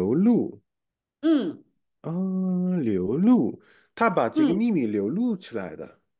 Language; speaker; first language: Chinese; non-native, fluent; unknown